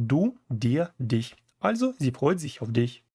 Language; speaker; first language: German; non-native, fluent; Ukrainian